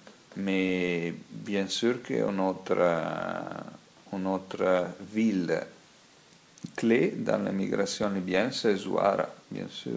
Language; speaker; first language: French; non-native, fluent; Italian